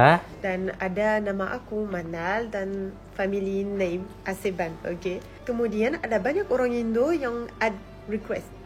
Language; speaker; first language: Indonesian; non-native, fluent; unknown